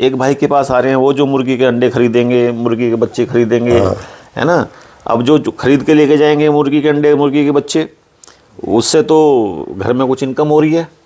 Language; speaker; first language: Hindi; native; Hindi